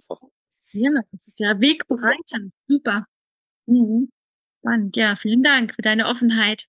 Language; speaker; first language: German; native; German